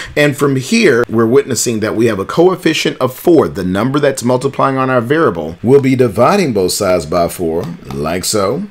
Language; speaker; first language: English; native; English